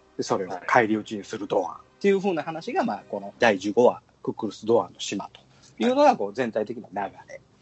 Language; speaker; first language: Japanese; native; Japanese